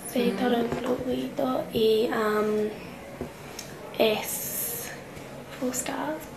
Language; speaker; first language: Spanish; non-native, learner; English